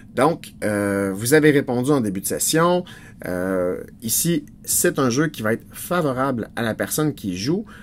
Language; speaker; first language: French; native; French